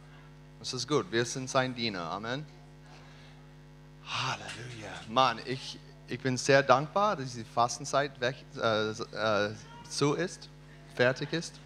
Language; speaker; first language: German; non-native, learner; English